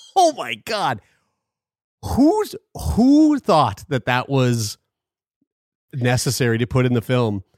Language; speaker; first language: English; native; English